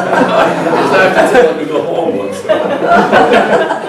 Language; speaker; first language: English; native; English